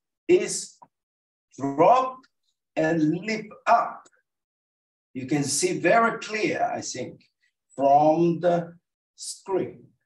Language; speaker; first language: English; non-native, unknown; Chinese